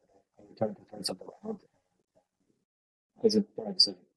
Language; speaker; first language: English; non-native, fluent; Lithuanian